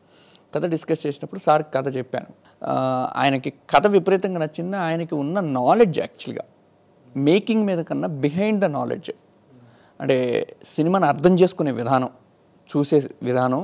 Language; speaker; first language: Telugu; native; Telugu